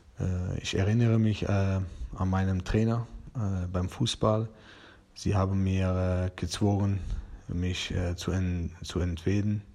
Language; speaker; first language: German; non-native, fluent; Persian